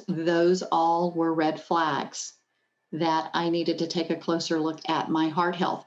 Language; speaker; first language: English; native; English